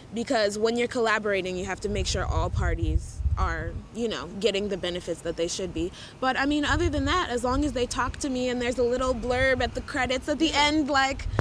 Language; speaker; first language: English; native; English